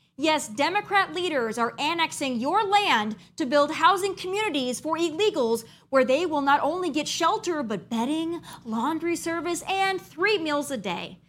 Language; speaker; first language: English; native; English